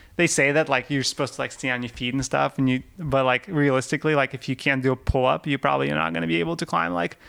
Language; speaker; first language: English; early bilingual, other home language; Russian